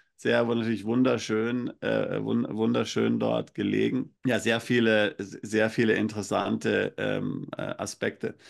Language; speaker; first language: German; native; German